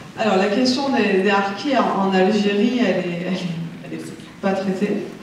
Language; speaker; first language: French; native; French